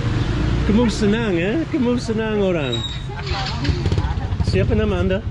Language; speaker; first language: Indonesian; non-native, learner; English